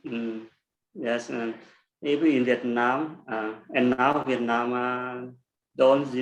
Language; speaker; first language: English; non-native, learner; Vietnamese